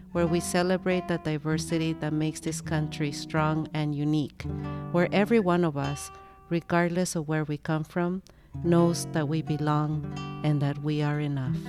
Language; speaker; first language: English; early bilingual, other home language; Spanish